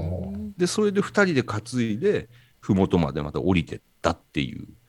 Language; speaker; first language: Japanese; native; Japanese